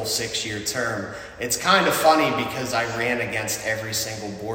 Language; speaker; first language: English; native; English